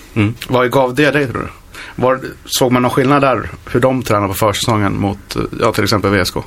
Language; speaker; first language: Swedish; native; Swedish